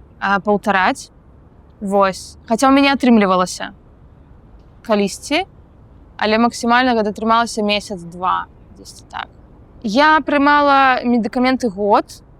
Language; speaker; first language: Belarusian; native; Belarusian